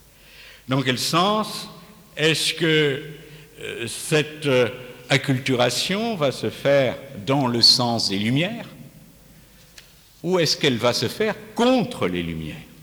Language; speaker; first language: French; native; French